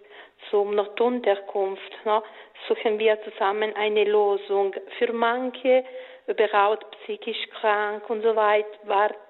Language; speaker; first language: German; non-native, fluent; Italian